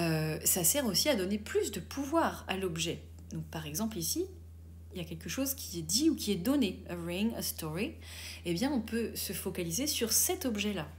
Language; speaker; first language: French; native; French